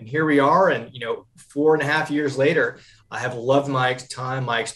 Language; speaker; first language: English; native; English